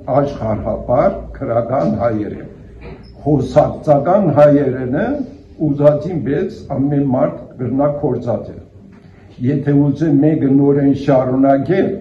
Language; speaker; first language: Armenian; early bilingual, heritage; Armenian